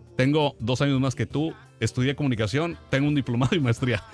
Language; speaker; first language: Spanish; native; Spanish